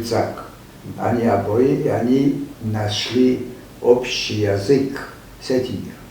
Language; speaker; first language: Russian; non-native, fluent; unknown